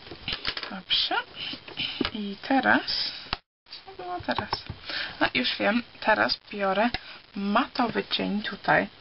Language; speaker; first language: Polish; early bilingual, heritage; Polish